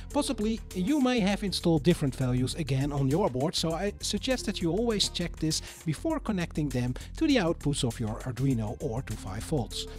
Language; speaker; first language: English; non-native, fluent; Dutch